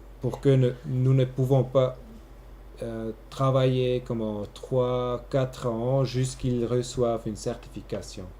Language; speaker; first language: French; non-native, local second language; German